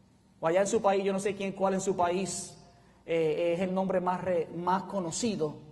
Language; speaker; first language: Spanish; native; Spanish